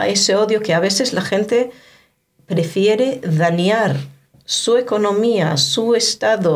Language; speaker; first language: Spanish; non-native, fluent; Hebrew